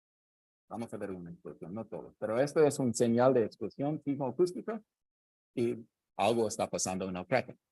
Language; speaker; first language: Spanish; non-native, fluent; English